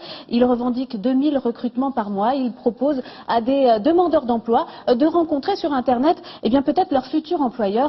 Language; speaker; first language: French; native; French